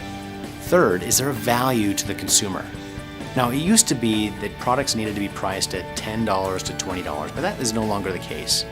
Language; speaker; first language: English; native; English